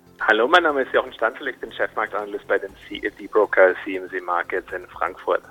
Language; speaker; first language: German; native; German